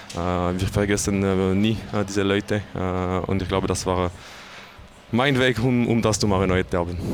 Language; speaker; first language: German; non-native, local second language; French